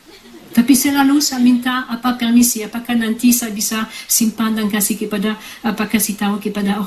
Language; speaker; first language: Indonesian; non-native, fluent; French